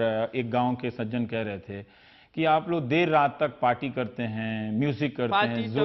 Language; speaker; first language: Hindi; native; Hindi